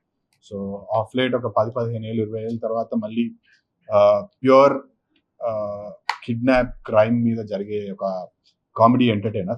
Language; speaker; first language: Telugu; native; Telugu